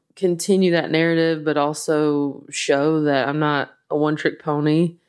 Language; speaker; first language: English; native; English